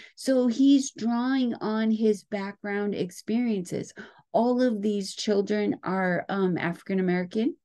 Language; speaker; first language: English; native; English